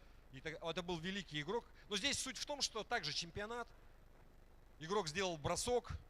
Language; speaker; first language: Russian; native; Russian